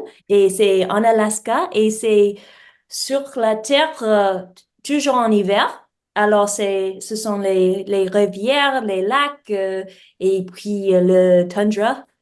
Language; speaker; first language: French; non-native, learner; English